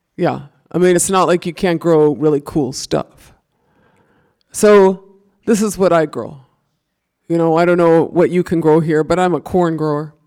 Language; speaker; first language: English; native; English